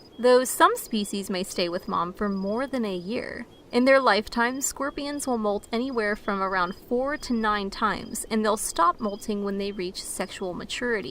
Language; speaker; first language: English; native; English